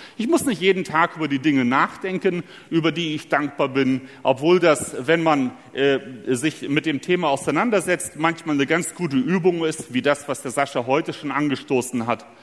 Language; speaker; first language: German; early bilingual, other home language; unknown